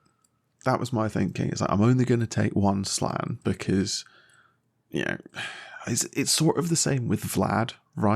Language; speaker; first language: English; native; English